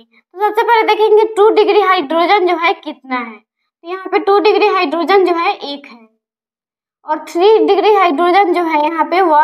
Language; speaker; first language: Hindi; native; Hindi